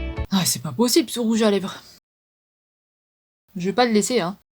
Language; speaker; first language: French; native; French